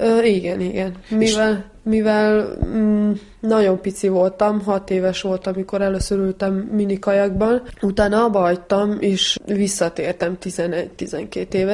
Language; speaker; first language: Hungarian; early bilingual, heritage; Hungarian